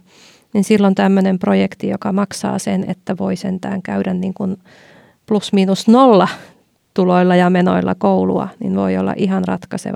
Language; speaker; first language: Finnish; native; Finnish